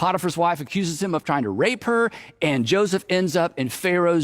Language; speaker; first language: English; native; English